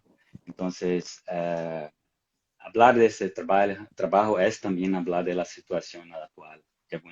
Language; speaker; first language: Spanish; non-native, fluent; Portuguese